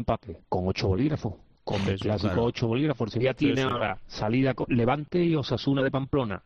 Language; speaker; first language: Spanish; native; Spanish